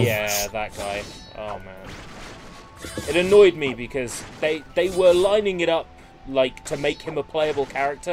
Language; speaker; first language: English; native; English